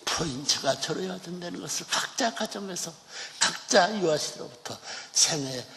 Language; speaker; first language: Korean; native; Korean